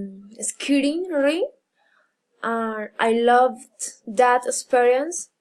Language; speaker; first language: English; non-native, learner; Spanish